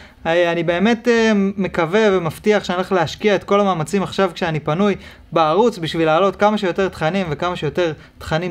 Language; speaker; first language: Hebrew; native; Hebrew